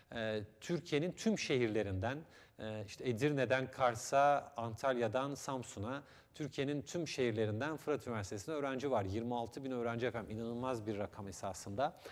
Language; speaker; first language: Turkish; native; Turkish